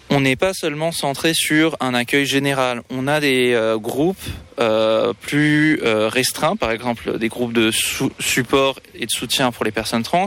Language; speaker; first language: French; native; French